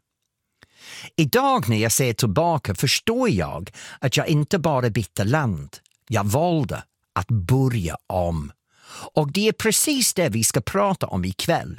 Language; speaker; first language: Swedish; non-native, fluent; English